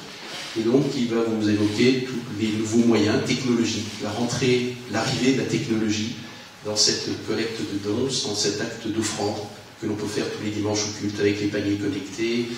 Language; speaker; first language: French; native; French